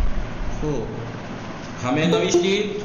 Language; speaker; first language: Persian; non-native, fluent; Urdu